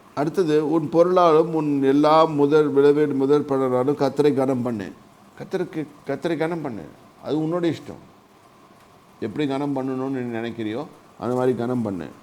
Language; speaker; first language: Tamil; native; Tamil